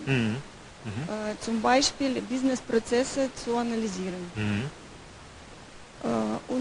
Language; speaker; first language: German; non-native, learner; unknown